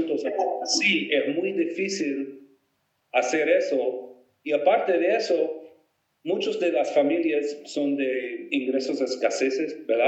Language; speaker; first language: Spanish; non-native, fluent; English